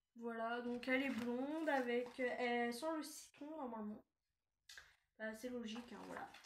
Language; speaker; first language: French; native; French